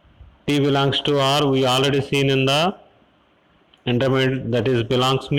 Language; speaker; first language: English; non-native, local second language; Telugu